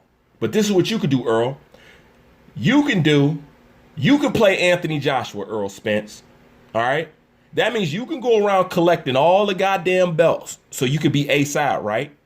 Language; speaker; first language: English; native; English